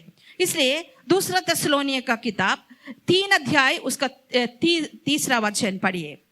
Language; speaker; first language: Hindi; non-native, local second language; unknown